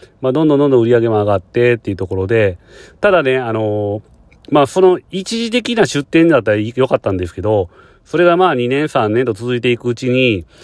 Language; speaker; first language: Japanese; native; Japanese